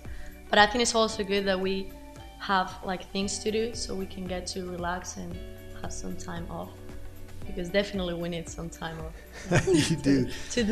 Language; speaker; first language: English; non-native, fluent; Spanish